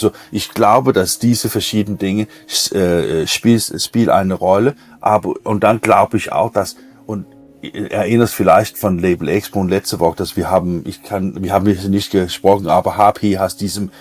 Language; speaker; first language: German; non-native, learner; Danish